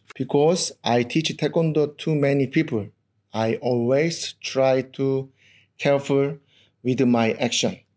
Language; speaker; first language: English; non-native, learner; Korean